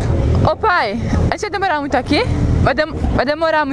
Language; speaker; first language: Portuguese; native; Portuguese